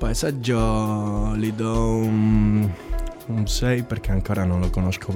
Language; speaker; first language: Italian; non-native, learner; Spanish